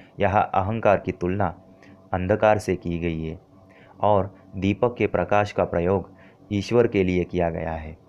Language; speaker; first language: Hindi; non-native, local second language; Marathi